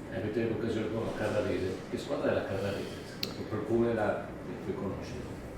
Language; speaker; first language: Italian; native; Italian